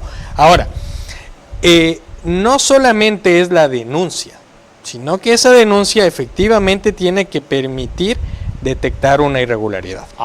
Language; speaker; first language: Spanish; native; Spanish